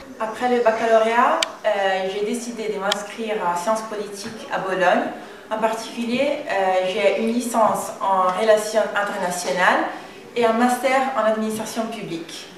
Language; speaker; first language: French; non-native, fluent; Italian